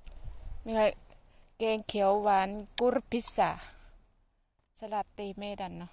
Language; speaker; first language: Finnish; non-native, learner; Thai